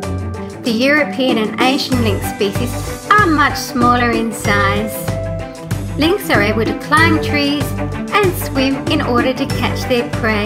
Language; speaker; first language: English; native; English